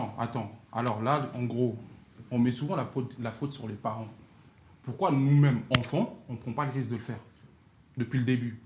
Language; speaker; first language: French; early bilingual, other home language; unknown